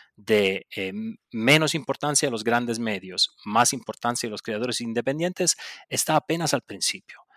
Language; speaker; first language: Spanish; non-native, local second language; Italian